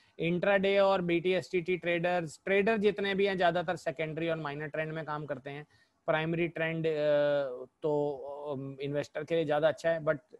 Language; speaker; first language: Hindi; native; Hindi